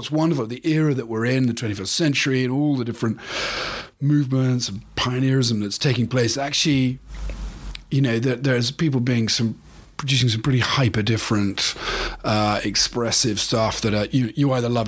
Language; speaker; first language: English; native; English